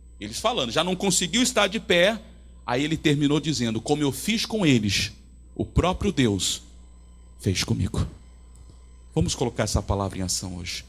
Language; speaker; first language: Portuguese; native; Portuguese